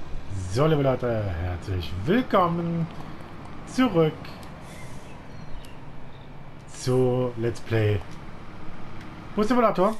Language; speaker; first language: German; native; German